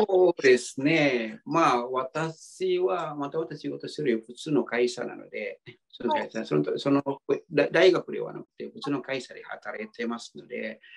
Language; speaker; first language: Japanese; non-native, fluent; Indonesian